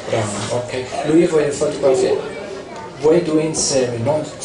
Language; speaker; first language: Italian; non-native, learner; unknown